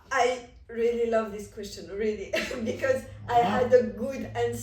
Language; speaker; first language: English; non-native, fluent; French